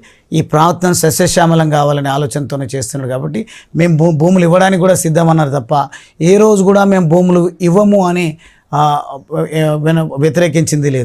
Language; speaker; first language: Telugu; native; Telugu